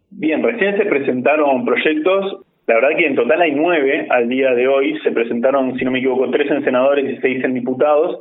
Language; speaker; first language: Spanish; native; Spanish